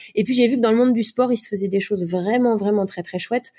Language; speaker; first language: French; native; French